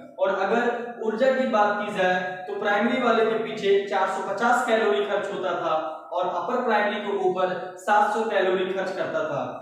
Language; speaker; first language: Hindi; native; Hindi